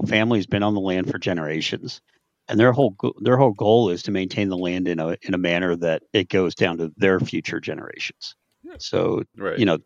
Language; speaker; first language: English; native; English